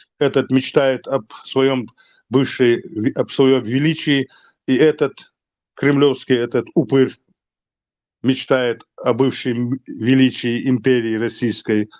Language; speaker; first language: Russian; non-native, local second language; Chechen